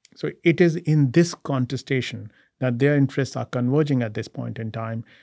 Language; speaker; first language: English; non-native, local second language; Hindi